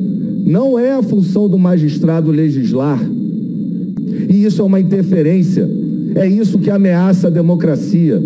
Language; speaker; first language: Portuguese; native; Portuguese